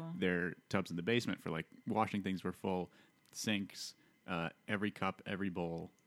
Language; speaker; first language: English; native; English